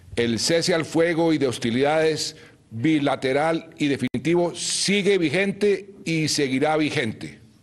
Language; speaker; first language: Spanish; native; Spanish